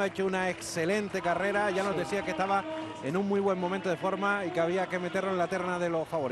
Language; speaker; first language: Spanish; native; Spanish